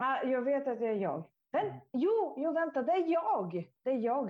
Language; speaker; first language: Swedish; non-native, fluent; Italian